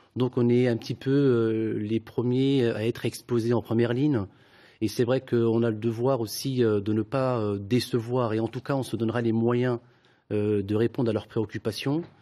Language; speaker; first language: French; native; French